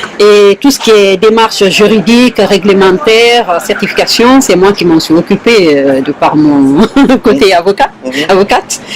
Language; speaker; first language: French; non-native, local second language; Fula